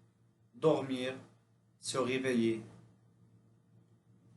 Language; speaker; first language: French; non-native, fluent; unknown